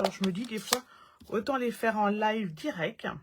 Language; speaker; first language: French; native; French